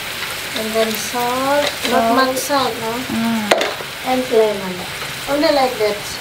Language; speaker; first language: English; non-native, learner; Indonesian